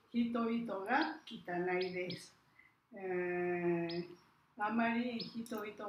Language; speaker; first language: Japanese; non-native, learner; Spanish